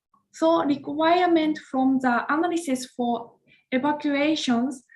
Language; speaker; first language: English; non-native, learner; Japanese